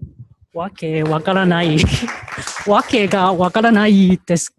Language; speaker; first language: Japanese; non-native, learner; Chinese